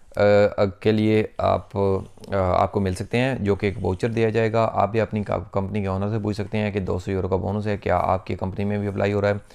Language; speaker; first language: Urdu; non-native, local second language; Punjabi